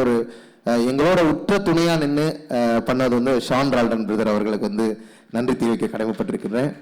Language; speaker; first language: Tamil; native; Tamil